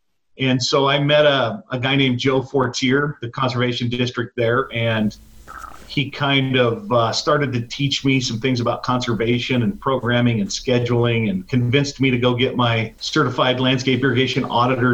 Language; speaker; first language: English; native; English